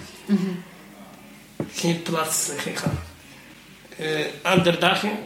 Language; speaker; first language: Dutch; non-native, learner; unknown